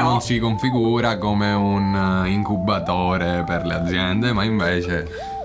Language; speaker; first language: Italian; native; Italian